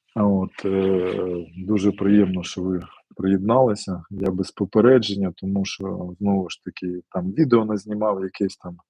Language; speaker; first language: Ukrainian; non-native, local second language; Russian